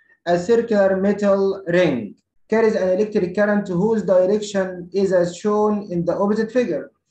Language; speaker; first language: English; non-native, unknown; Arabic